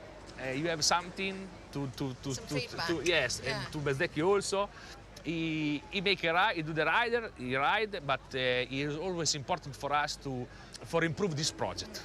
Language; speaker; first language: English; non-native, learner; Italian